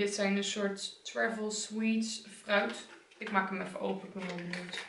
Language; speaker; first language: Dutch; native; Dutch